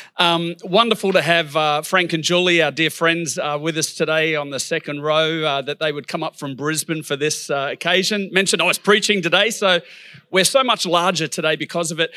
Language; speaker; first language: English; native; English